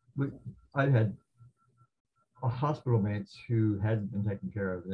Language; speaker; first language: English; native; English